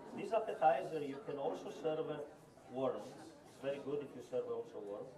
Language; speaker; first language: English; non-native, learner; Italian